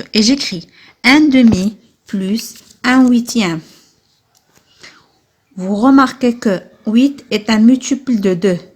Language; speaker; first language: French; non-native, local second language; Arabic